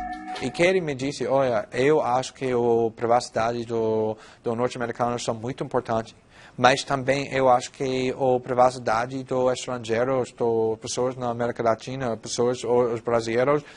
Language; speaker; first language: Portuguese; non-native, fluent; English